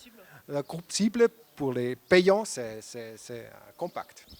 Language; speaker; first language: French; non-native, local second language; German